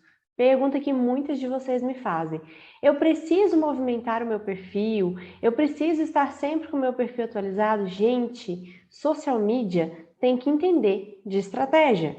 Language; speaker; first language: Portuguese; native; Portuguese